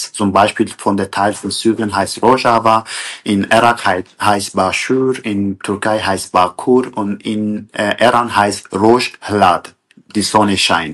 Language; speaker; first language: German; non-native, fluent; Kurdish